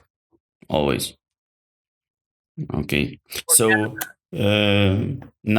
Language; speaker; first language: English; non-native, learner; Ukrainian